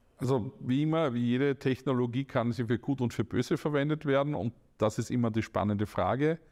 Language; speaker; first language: German; native; German